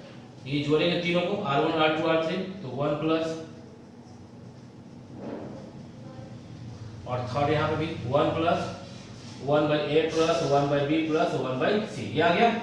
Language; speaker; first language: Hindi; native; Hindi